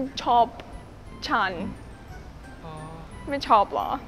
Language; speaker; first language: Thai; non-native, learner; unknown